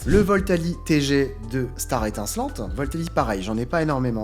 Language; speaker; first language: French; native; French